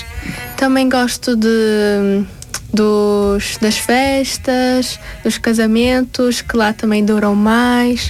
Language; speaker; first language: Portuguese; early bilingual, other home language; Tajik